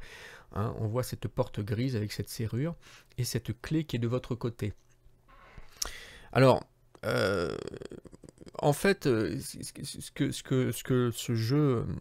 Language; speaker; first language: French; native; French